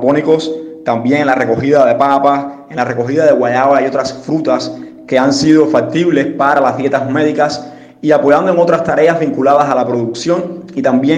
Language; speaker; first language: Spanish; native; Spanish